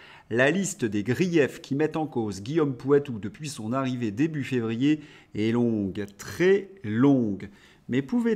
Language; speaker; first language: French; native; French